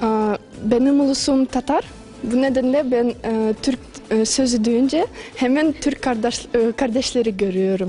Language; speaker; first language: Turkish; non-native, fluent; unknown